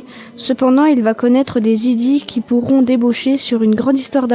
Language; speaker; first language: French; native; French